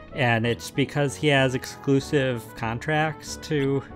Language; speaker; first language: English; native; English